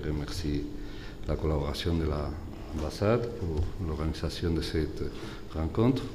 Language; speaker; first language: French; non-native, fluent; Spanish